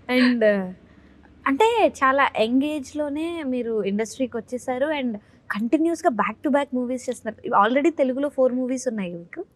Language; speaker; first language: Telugu; native; Telugu